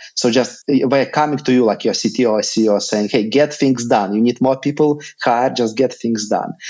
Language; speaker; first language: English; non-native, fluent; Lithuanian